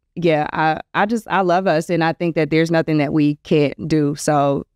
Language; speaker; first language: English; native; English